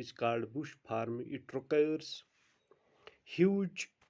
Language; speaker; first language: English; non-native, local second language; Urdu